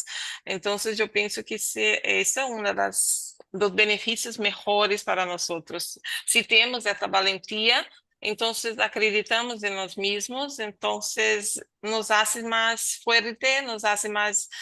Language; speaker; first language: Spanish; non-native, learner; Portuguese